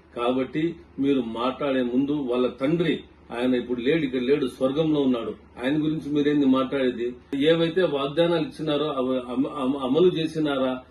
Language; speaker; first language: Telugu; non-native, local second language; Urdu